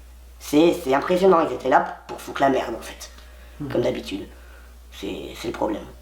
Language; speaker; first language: French; native; French